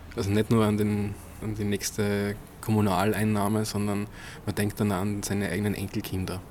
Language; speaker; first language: German; native; German